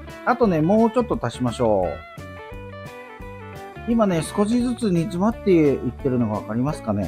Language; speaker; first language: Japanese; native; Japanese